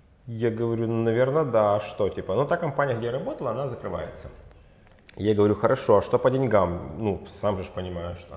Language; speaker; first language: Russian; native; Russian